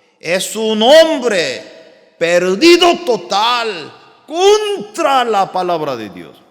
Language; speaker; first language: Spanish; non-native, learner; Korean